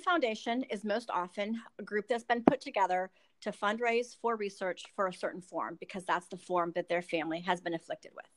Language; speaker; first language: English; native; English